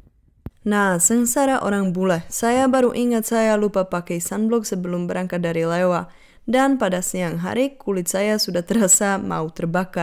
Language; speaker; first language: Indonesian; non-native, fluent; Czech